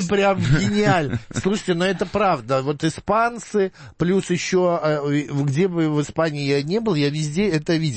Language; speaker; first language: Russian; native; Russian